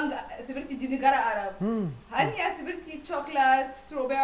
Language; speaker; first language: Indonesian; non-native, learner; Arabic